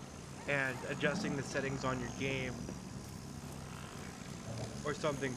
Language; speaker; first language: English; native; English